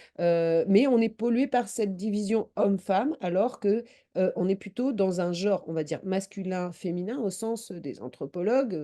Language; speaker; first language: French; native; French